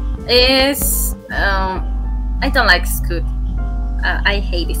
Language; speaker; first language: English; non-native, learner; Spanish